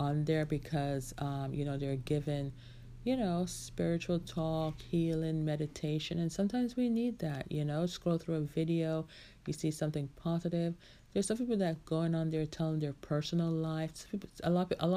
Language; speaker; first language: English; native; English